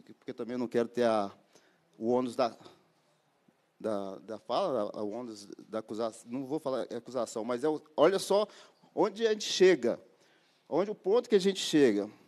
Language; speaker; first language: Portuguese; native; Portuguese